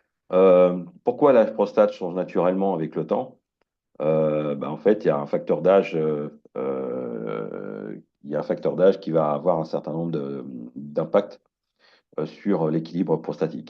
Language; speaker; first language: French; native; French